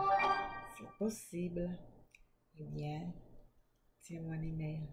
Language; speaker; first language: French; non-native, local second language; Haitian Creole